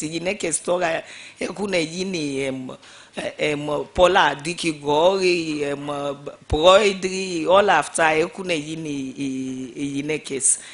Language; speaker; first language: Greek; non-native, fluent; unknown